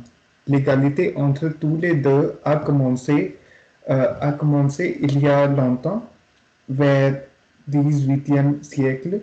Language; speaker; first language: French; non-native, learner; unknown